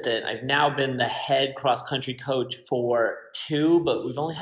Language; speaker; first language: English; native; English